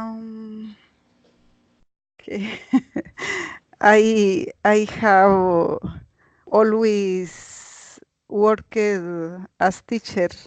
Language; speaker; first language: English; non-native, learner; Spanish